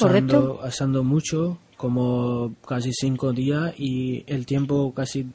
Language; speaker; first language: Spanish; non-native, learner; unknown